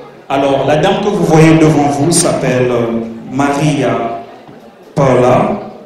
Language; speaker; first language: French; non-native, local second language; Lingala